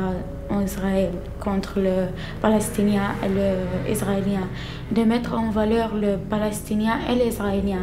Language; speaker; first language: French; non-native, learner; Arabic